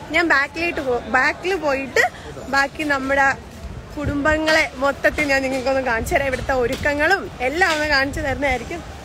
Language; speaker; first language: Malayalam; native; Malayalam